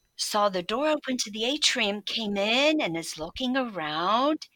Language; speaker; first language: English; early bilingual, other home language; Polish